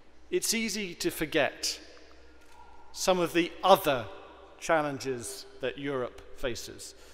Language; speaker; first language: English; native; English